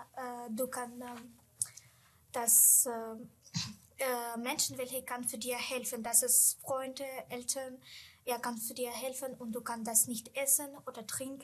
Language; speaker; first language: German; non-native, learner; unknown